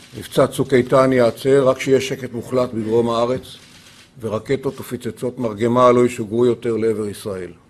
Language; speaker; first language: Hebrew; native; Hebrew